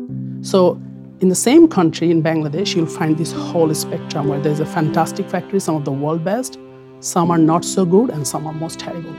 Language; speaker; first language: English; non-native, local second language; Bangla